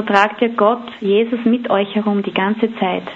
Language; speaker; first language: German; native; German